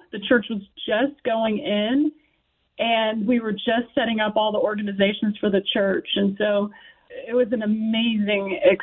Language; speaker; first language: English; native; English